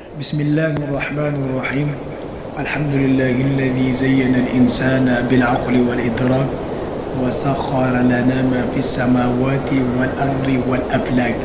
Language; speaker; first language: Urdu; non-native, local second language; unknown